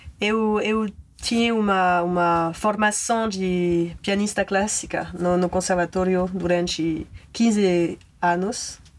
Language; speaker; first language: Portuguese; non-native, learner; French